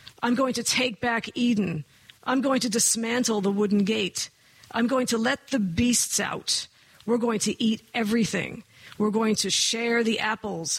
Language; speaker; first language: English; native; English